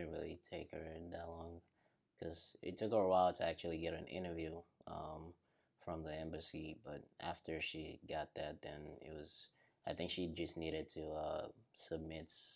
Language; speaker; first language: English; non-native, local second language; Yoruba